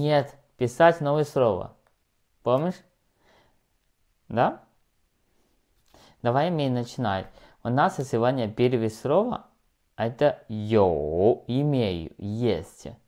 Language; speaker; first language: Russian; non-native, learner; Chinese